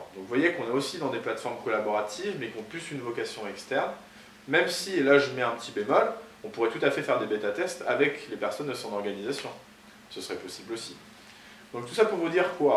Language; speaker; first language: French; native; French